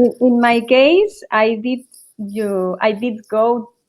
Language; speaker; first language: English; non-native, learner; Spanish